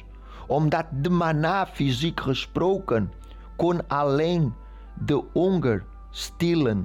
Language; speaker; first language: Dutch; non-native, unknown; Portuguese